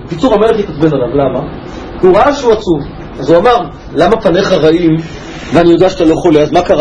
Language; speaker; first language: Hebrew; native; Hebrew